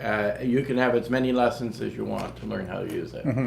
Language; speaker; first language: English; native; English